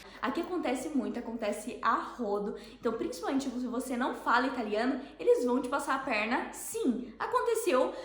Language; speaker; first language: Portuguese; native; Portuguese